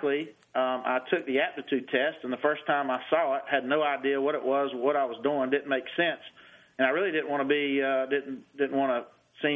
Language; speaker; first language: English; native; English